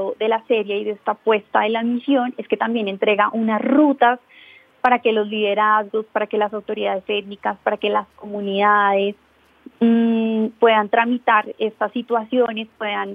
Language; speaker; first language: Spanish; native; Spanish